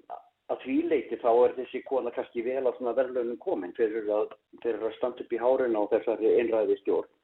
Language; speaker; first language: Icelandic; native; Icelandic